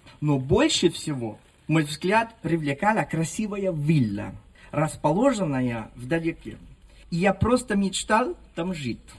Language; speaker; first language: Russian; non-native, fluent; Italian